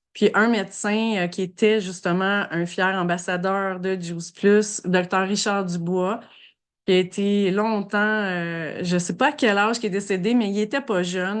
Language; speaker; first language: French; native; French